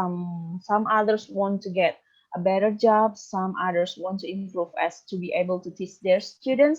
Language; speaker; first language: English; non-native, learner; Indonesian